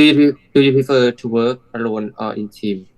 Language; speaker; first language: English; non-native, learner; Thai